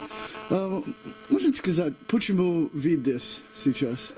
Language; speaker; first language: Russian; non-native, learner; English